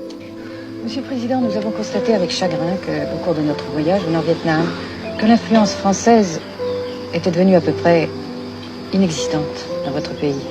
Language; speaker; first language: French; native; French